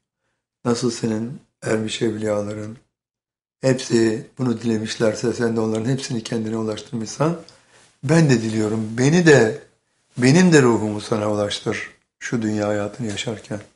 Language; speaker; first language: Turkish; native; Turkish